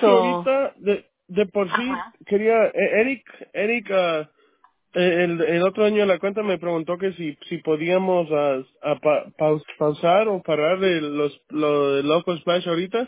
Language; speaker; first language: Spanish; native; Spanish